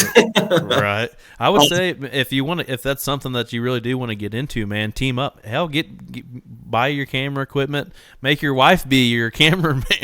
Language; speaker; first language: English; native; English